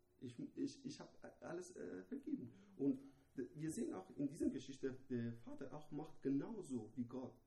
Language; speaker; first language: German; non-native, fluent; Persian